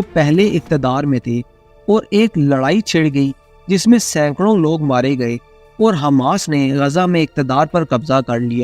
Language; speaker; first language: Urdu; native; Urdu